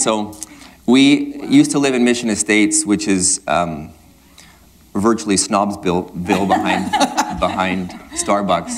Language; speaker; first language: English; native; English